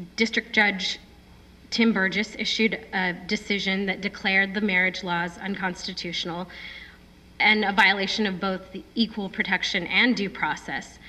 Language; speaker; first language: English; native; English